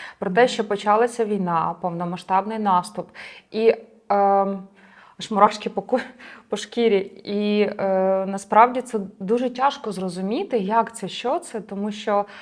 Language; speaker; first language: Ukrainian; native; Ukrainian